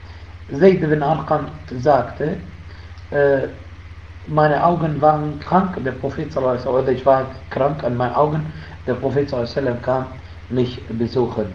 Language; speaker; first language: German; non-native, fluent; Arabic